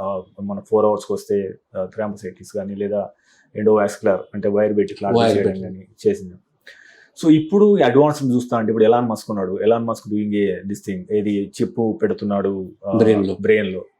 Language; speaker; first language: Telugu; native; Telugu